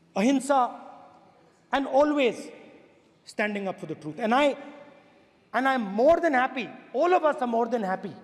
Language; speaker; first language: English; non-native, local second language; Hindi